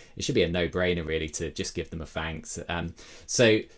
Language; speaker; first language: English; native; English